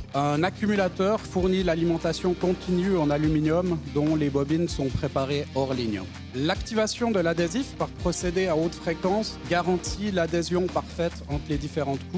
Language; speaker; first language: French; native; French